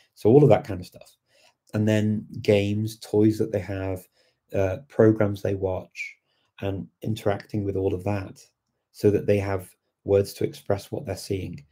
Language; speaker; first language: English; native; English